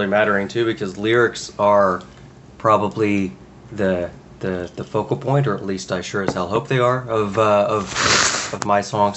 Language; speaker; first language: English; native; English